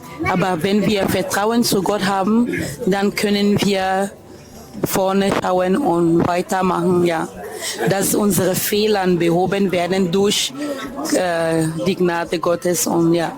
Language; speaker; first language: German; non-native, fluent; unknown